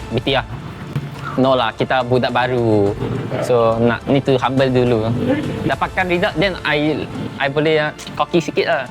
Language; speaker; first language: Malay; non-native, local second language; Chinese